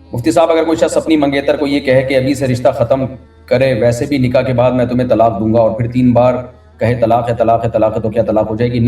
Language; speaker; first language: Urdu; native; Urdu